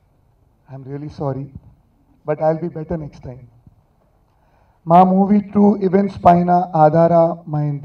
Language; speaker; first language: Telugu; non-native, learner; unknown